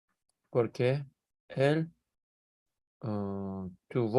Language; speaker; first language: Spanish; non-native, learner; English